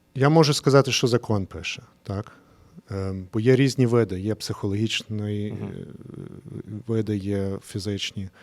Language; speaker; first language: Ukrainian; early bilingual, heritage; English